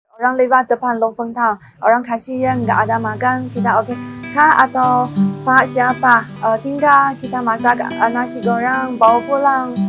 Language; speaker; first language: Indonesian; non-native, learner; Chinese